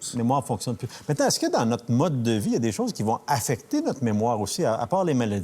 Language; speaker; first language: French; native; French